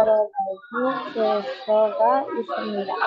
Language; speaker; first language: Korean; non-native, learner; Indonesian